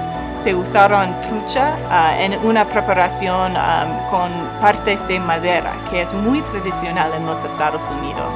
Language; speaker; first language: Spanish; non-native, fluent; English